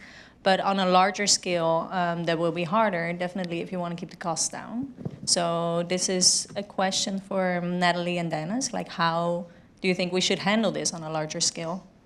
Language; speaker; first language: English; non-native, fluent; Dutch